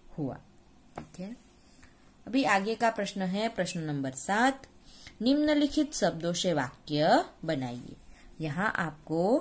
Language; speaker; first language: Hindi; non-native, local second language; Gujarati